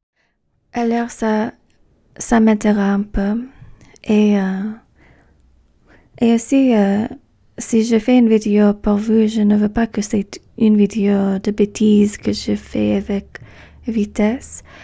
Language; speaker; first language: French; non-native, fluent; English